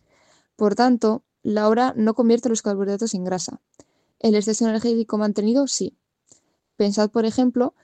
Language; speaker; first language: Spanish; native; Spanish